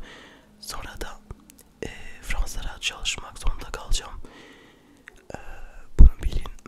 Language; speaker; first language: Turkish; early bilingual, heritage; French